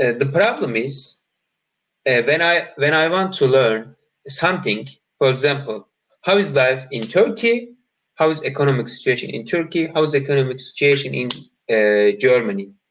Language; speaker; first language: English; non-native, learner; Turkish